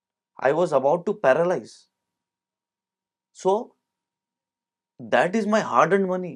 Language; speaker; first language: Telugu; non-native, local second language; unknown